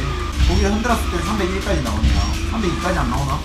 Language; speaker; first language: Korean; native; Korean